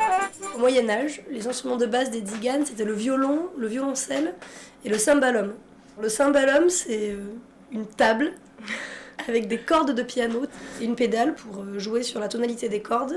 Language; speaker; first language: French; native; French